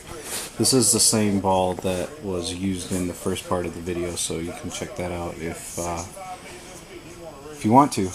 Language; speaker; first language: English; native; English